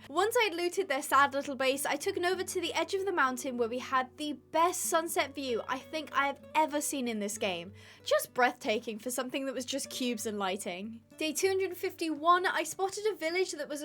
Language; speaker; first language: English; native; English